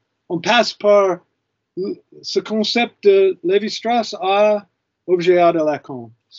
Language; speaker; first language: French; non-native, fluent; English